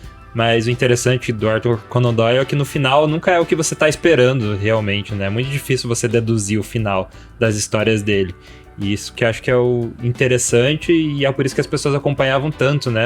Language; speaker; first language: Portuguese; native; Portuguese